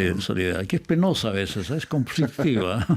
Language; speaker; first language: Spanish; native; Spanish